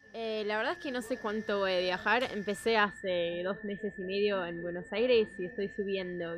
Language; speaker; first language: Spanish; non-native, fluent; English